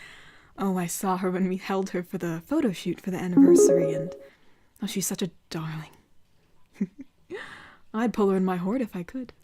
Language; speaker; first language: English; native; English